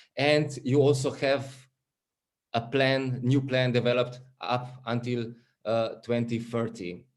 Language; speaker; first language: English; non-native, fluent; Slovenian